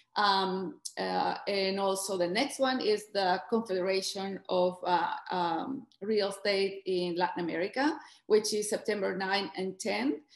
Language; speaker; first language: English; non-native, fluent; Spanish